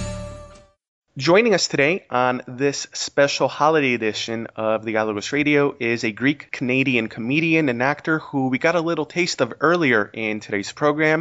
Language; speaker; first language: English; early bilingual, other home language; Greek